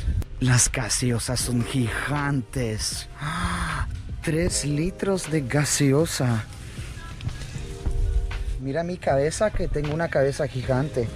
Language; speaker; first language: Spanish; non-native, fluent; Russian